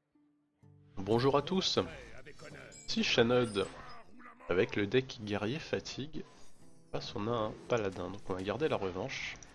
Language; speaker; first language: French; native; French